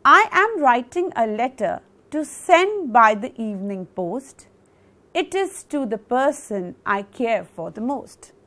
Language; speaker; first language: English; non-native, local second language; Punjabi